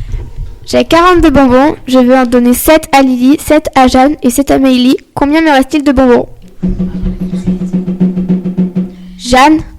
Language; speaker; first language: French; native; French